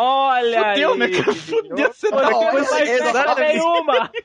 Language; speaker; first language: Portuguese; native; Portuguese